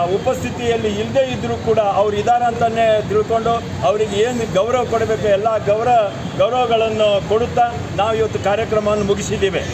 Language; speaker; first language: Kannada; non-native, local second language; Lambadi